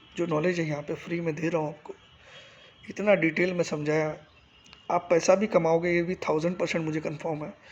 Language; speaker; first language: Hindi; native; Hindi